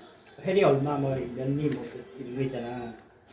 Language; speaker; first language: Korean; native; Korean